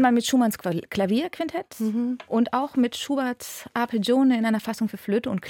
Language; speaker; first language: German; native; German